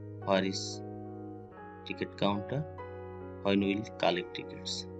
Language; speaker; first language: English; non-native, local second language; Bangla